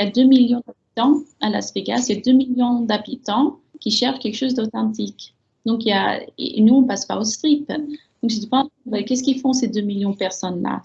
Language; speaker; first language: French; early bilingual, heritage; French